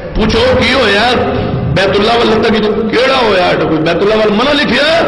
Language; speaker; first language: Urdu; non-native, local second language; Punjabi